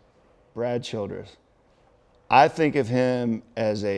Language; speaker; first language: English; native; English